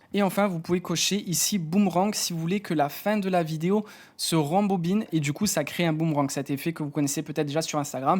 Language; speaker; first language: French; native; French